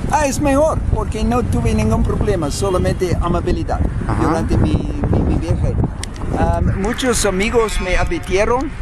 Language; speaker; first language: Spanish; non-native, fluent; English